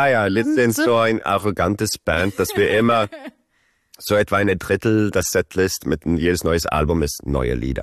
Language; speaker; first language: German; early bilingual, heritage; Swedish